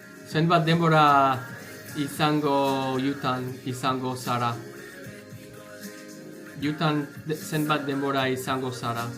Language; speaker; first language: Basque; non-native, learner; English